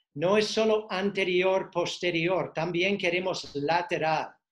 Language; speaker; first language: Spanish; non-native, fluent; English